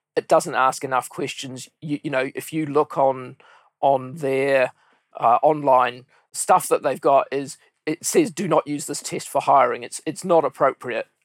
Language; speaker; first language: English; native; English